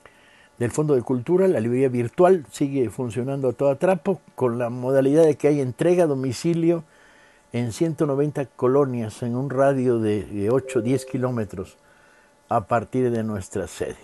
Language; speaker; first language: Spanish; native; Spanish